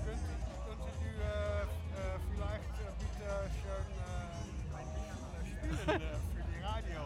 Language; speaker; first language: German; non-native, learner; Dutch